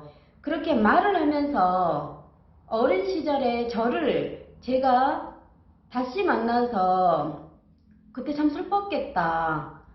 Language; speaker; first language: Korean; native; Korean